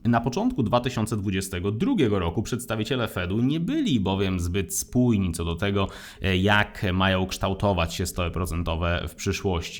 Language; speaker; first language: Polish; native; Polish